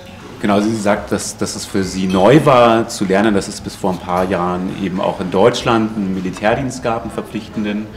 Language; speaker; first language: German; native; German